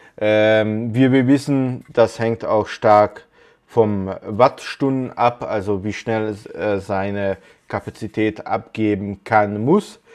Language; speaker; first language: German; non-native, fluent; Hungarian